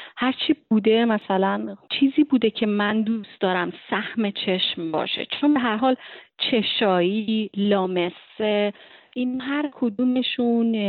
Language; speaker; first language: Persian; native; Persian